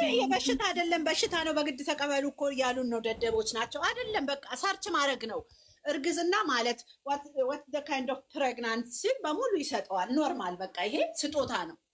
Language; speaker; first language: Amharic; native; Amharic